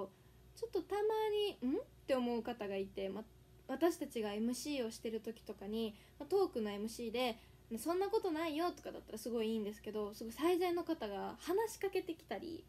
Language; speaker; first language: Japanese; native; Japanese